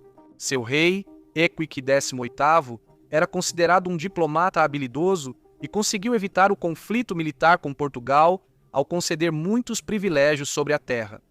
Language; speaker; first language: Portuguese; native; Portuguese